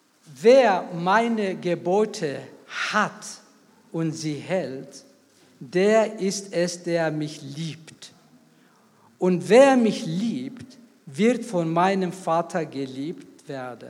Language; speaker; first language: German; non-native, fluent; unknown